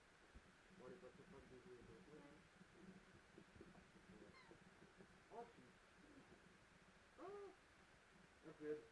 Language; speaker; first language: French; native; French